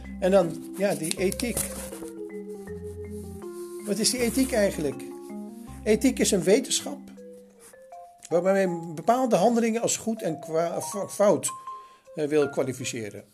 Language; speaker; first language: Dutch; native; Dutch